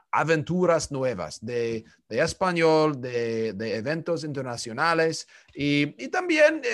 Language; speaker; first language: Spanish; non-native, fluent; English